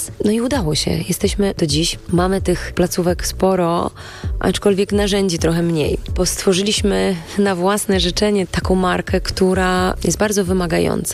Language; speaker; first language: Polish; native; Polish